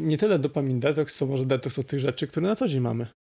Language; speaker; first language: Polish; native; Polish